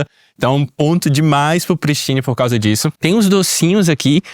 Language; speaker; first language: Portuguese; native; Portuguese